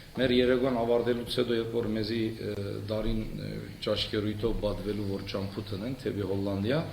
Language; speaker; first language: Armenian; early bilingual, heritage; Armenian